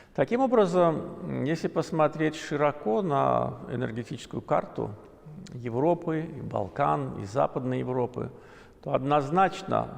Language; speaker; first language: Russian; non-native, local second language; Azerbaijani